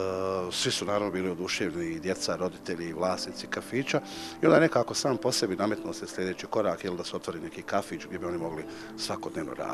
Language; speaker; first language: Bosnian; native; Bosnian